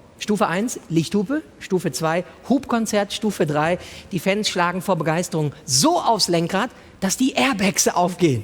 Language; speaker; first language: German; native; German